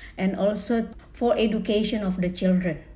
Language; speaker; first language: English; non-native, learner; Indonesian